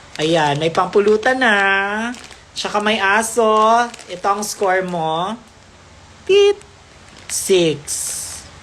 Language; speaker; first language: Filipino; non-native, local second language; Cebuano